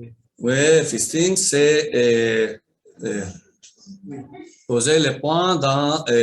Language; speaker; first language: French; non-native, learner; Spanish